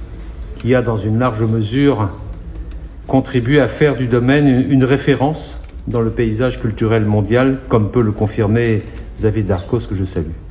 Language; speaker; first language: French; native; French